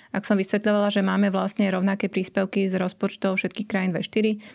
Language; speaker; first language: Slovak; native; Slovak